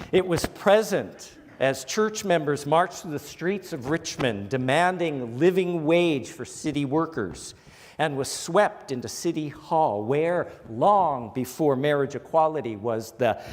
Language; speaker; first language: English; native; English